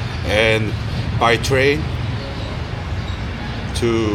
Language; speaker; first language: English; non-native, learner; Korean